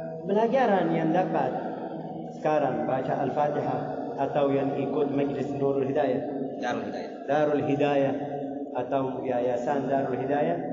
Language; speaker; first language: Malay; non-native, learner; Arabic